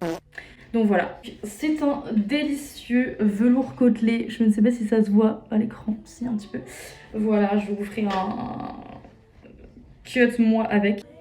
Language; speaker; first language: French; native; French